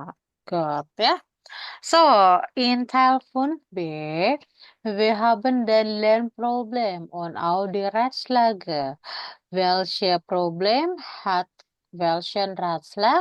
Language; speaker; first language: German; non-native, fluent; Indonesian